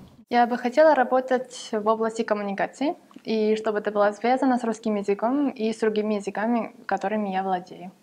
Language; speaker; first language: Russian; non-native, fluent; Finnish